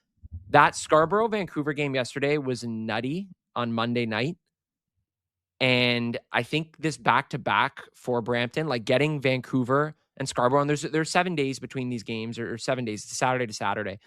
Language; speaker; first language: English; native; English